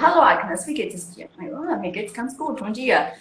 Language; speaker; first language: German; non-native, fluent; Portuguese